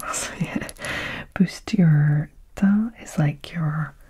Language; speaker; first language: English; native; English